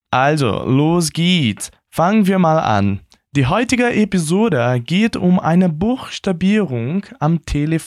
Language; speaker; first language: German; non-native, fluent; Portuguese